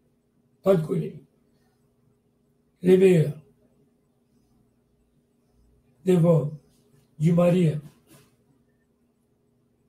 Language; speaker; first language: French; non-native, learner; Portuguese